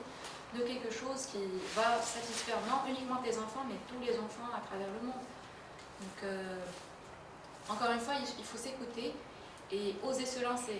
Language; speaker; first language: French; native; French